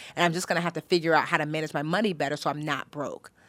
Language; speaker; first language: English; native; English